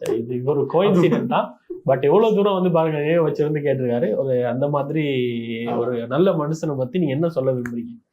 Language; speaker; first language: Tamil; native; Tamil